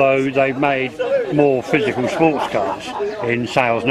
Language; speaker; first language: English; native; English